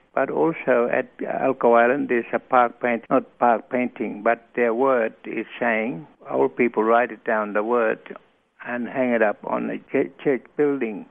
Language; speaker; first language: English; non-native, local second language; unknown